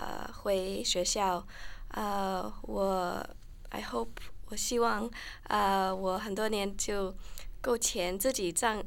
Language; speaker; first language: Chinese; early bilingual, heritage; Chinese